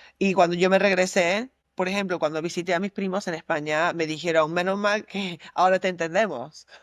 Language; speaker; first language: Spanish; early bilingual, heritage; English